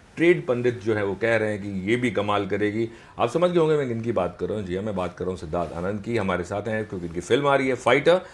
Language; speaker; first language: Hindi; native; Hindi